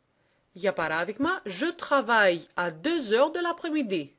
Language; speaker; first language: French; non-native, fluent; Greek